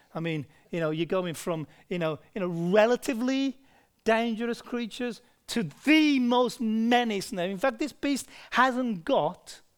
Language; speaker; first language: English; native; English